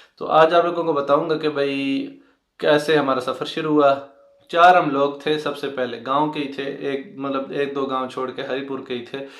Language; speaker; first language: Hindi; non-native, local second language; Punjabi